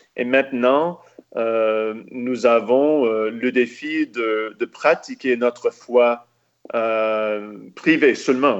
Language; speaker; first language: French; non-native, local second language; English